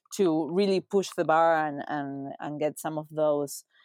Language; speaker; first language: English; non-native, fluent; Spanish